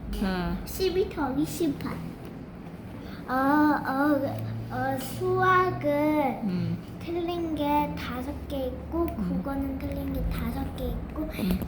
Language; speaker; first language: Korean; early bilingual, heritage; Korean